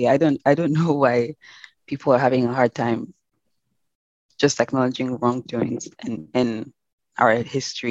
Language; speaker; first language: English; non-native, local second language; Yoruba